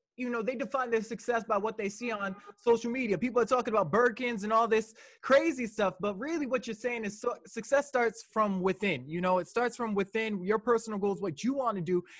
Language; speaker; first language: English; native; English